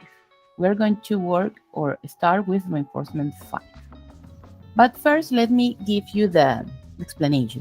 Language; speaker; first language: English; non-native, fluent; Spanish